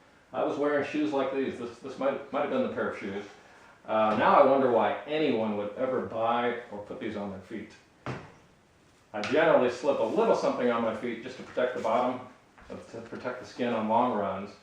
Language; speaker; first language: English; native; English